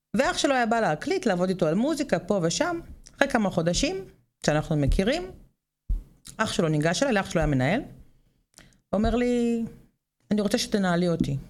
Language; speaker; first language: Hebrew; native; Hebrew